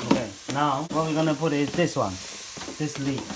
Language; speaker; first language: English; non-native, learner; Chinese